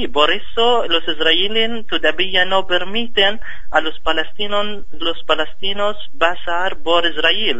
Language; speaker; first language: Spanish; non-native, fluent; Arabic